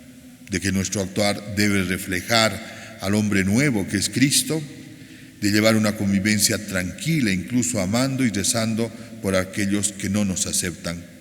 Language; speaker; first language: Spanish; native; Spanish